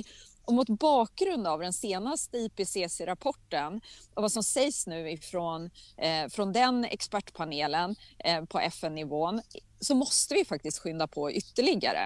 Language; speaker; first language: Swedish; native; Swedish